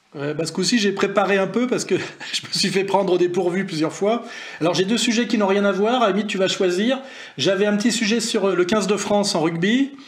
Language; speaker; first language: French; native; French